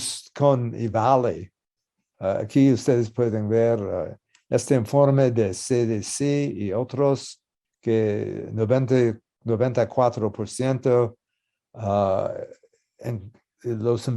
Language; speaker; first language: Spanish; non-native, learner; English